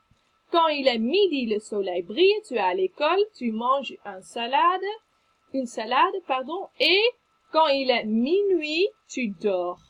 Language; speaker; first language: French; non-native, fluent; Dutch